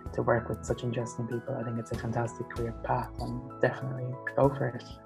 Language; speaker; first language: English; native; English